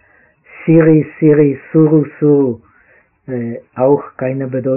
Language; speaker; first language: German; non-native, fluent; Czech